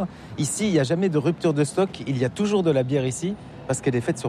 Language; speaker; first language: French; native; French